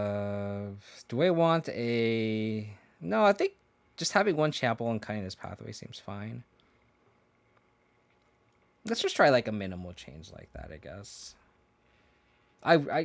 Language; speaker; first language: English; native; English